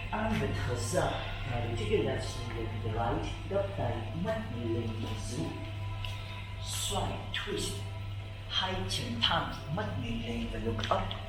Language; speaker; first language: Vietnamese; non-native, learner; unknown